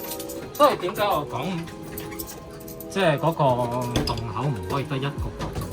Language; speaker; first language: Chinese; native; Chinese